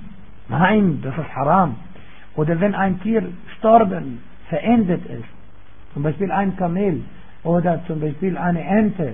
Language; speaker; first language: German; non-native, fluent; Arabic